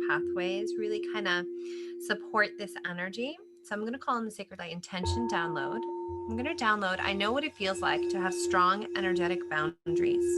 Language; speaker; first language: English; native; English